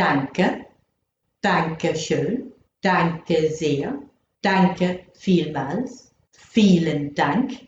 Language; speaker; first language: German; non-native, fluent; English